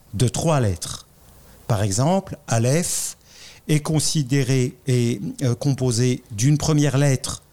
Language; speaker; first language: French; native; French